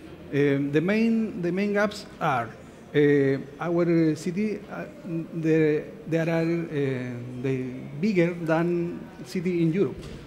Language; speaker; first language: English; non-native, learner; Spanish